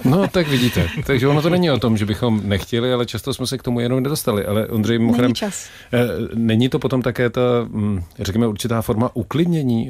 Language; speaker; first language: Czech; native; Czech